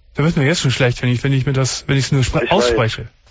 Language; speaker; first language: German; native; German